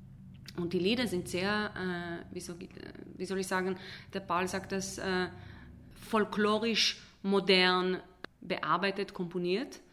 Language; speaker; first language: German; non-native, fluent; Hebrew